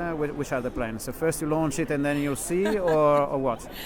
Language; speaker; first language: English; non-native, fluent; Italian